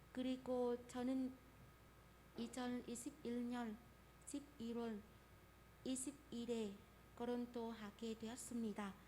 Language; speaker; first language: Korean; non-native, fluent; Vietnamese